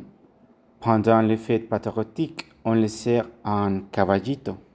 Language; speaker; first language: French; non-native, learner; Spanish